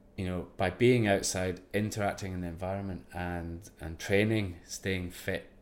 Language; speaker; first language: English; native; English